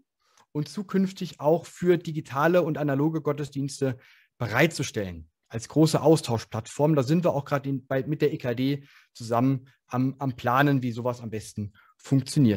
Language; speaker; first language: German; native; German